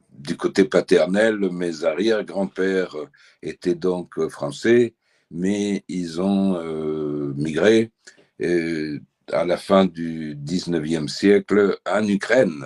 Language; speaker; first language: French; early bilingual, heritage; French